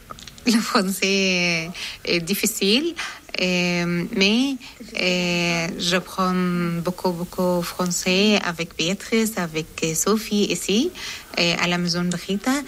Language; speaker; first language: French; non-native, learner; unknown